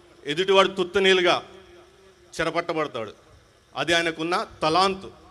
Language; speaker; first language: Telugu; non-native, local second language; Hindi